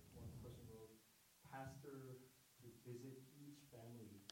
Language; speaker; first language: English; non-native, fluent; Korean